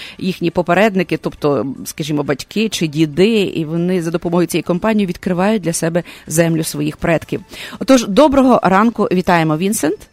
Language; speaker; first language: Ukrainian; native; Ukrainian